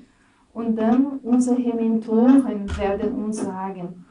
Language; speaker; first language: German; non-native, fluent; Portuguese